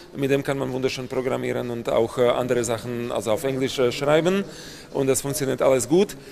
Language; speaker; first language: German; non-native, fluent; Slovak